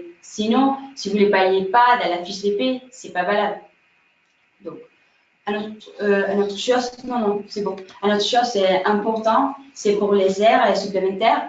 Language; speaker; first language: French; non-native, fluent; Spanish